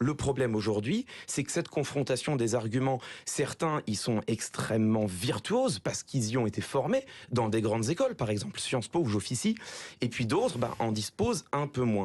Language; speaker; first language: French; native; French